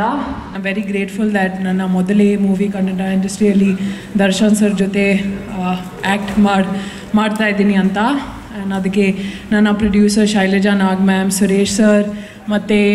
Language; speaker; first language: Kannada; non-native, learner; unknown